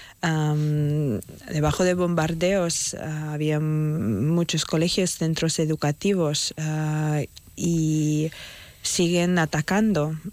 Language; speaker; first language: Spanish; non-native, fluent; Ukrainian